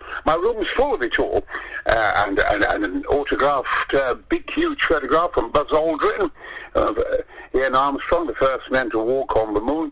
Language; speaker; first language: English; native; English